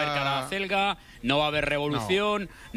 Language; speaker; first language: Spanish; native; Spanish